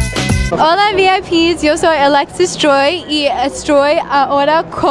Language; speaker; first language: Spanish; non-native, learner; English